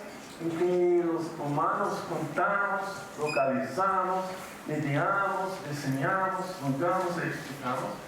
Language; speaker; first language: Portuguese; non-native, fluent; English